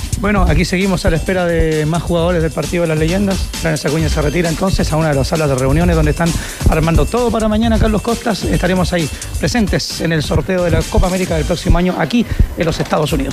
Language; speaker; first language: Spanish; native; Spanish